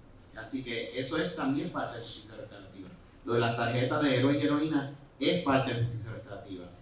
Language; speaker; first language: Spanish; native; Spanish